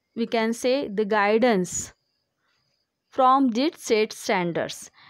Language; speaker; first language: English; non-native, local second language; Marathi